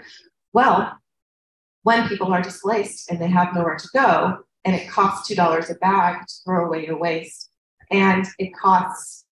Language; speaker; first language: English; native; English